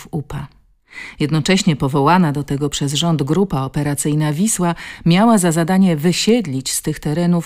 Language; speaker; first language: Polish; native; Polish